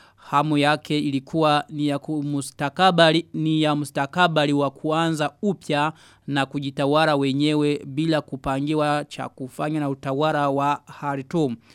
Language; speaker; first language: Swahili; non-native, local second language; Rundi